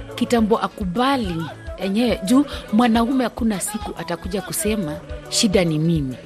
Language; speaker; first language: Swahili; non-native, local second language; Luyia